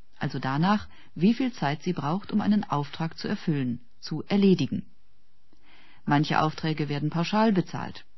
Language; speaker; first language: German; native; German